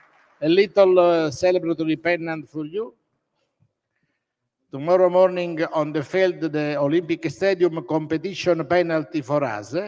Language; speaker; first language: English; non-native, learner; Italian